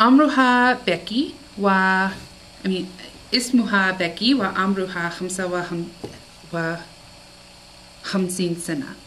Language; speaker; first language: Arabic; non-native, learner; English